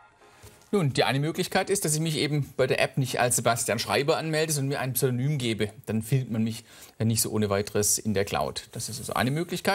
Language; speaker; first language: German; native; German